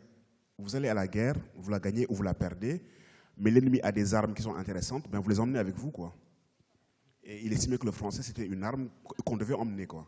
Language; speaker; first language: French; native; French